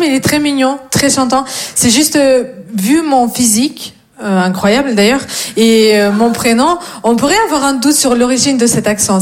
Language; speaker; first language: French; non-native, fluent; Russian